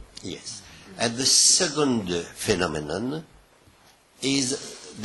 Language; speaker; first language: English; non-native, fluent; French